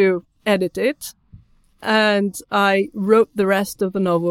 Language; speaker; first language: English; non-native, fluent; Swedish